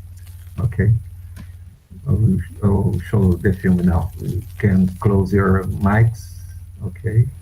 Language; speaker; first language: English; non-native, fluent; Portuguese